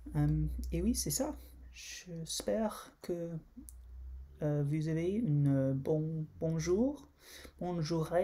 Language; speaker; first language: French; non-native, learner; English